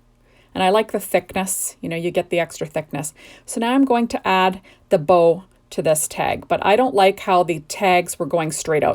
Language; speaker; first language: English; native; English